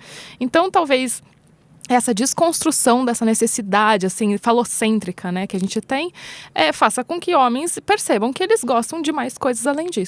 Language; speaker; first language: Portuguese; native; Portuguese